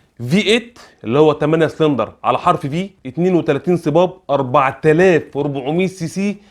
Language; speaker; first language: Arabic; native; Arabic